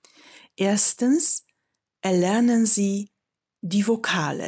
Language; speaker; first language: German; non-native, fluent; Polish